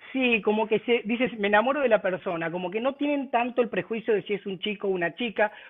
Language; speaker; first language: Spanish; native; Spanish